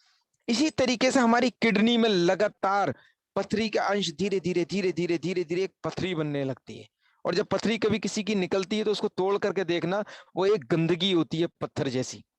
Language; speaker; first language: Hindi; native; Hindi